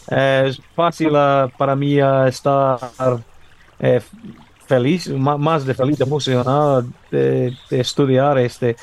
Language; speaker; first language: Spanish; non-native, fluent; English